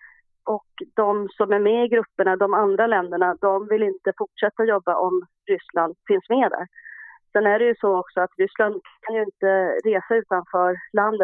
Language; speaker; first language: Swedish; native; Swedish